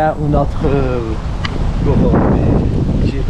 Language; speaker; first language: French; non-native, learner; Spanish